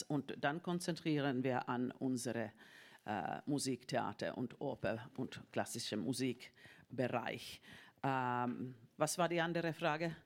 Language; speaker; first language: German; non-native, fluent; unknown